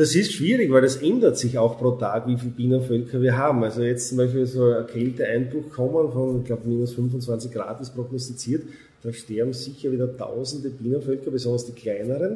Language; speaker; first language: German; native; German